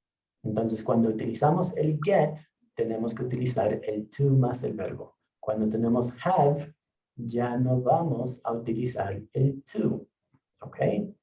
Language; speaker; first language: Spanish; non-native, fluent; English